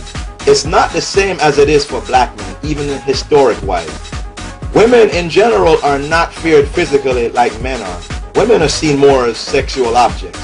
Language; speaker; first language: English; native; English